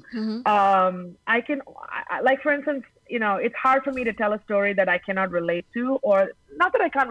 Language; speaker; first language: English; non-native, local second language; Tamil